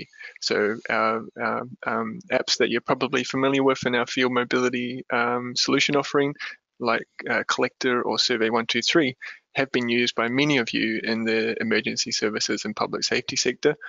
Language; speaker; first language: English; native; English